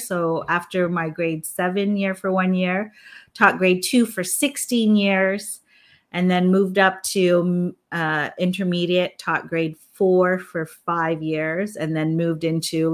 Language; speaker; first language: English; non-native, local second language; Filipino